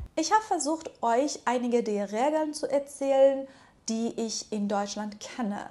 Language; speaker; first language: German; non-native, fluent; Persian